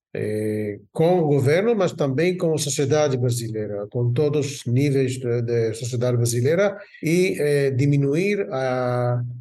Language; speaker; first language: Portuguese; non-native, fluent; Hebrew